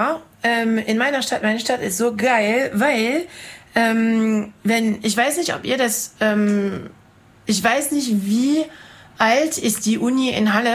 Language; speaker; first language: German; non-native, fluent; French